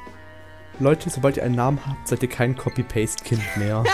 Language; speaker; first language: German; native; German